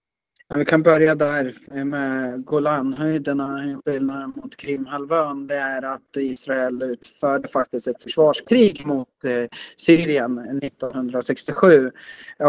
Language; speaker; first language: Swedish; native; Swedish